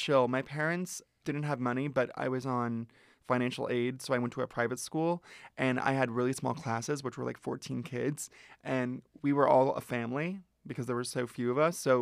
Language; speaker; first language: English; native; English